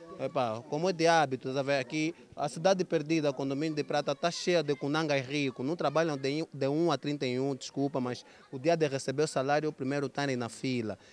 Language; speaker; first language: Portuguese; native; Portuguese